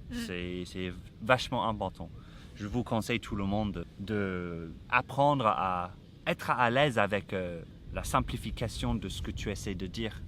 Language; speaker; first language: French; non-native, fluent; English